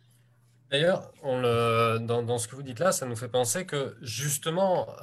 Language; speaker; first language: French; native; French